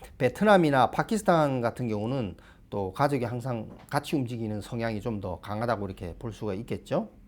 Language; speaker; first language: Korean; native; Korean